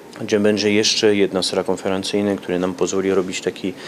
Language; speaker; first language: Polish; early bilingual, heritage; Polish